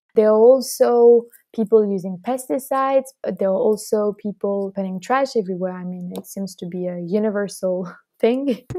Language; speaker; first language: English; non-native, fluent; French